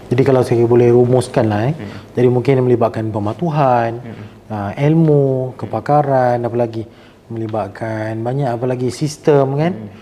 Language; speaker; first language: Malay; native; Malay